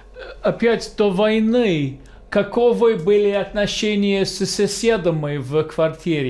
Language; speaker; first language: Russian; non-native, fluent; English